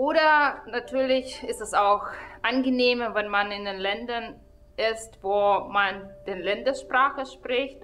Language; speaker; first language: German; non-native, fluent; Russian